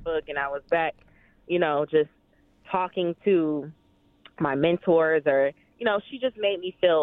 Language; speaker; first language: English; native; English